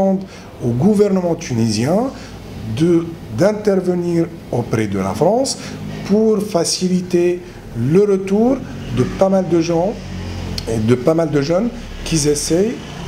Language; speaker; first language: French; non-native, local second language; Arabic